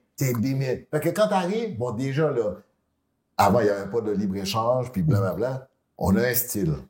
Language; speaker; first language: French; early bilingual, other home language; Haitian Creole